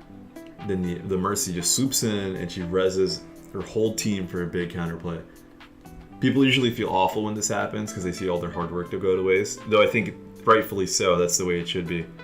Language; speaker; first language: English; native; English